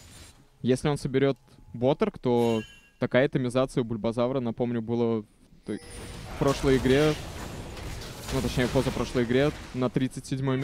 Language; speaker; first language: Russian; native; Russian